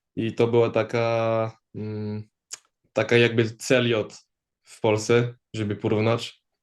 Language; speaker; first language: Polish; early bilingual, heritage; Polish